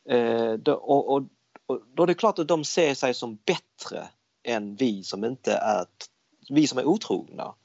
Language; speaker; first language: Swedish; early bilingual, other home language; Cantonese